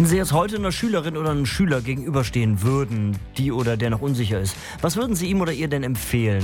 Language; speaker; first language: German; native; German